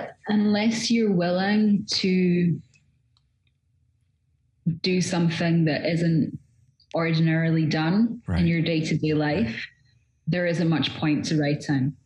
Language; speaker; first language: English; native; English